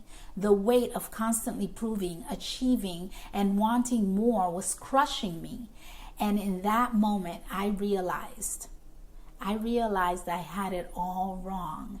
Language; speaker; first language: English; native; English